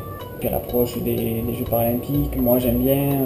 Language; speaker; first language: French; native; French